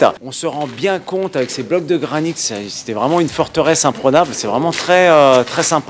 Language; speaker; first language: French; native; French